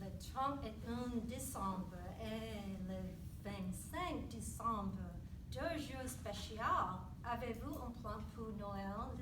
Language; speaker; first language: French; non-native, learner; English